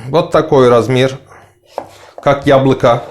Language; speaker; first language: Russian; non-native, learner; Turkish